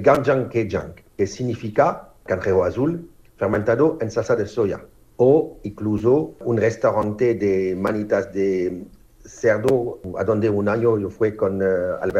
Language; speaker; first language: Spanish; non-native, fluent; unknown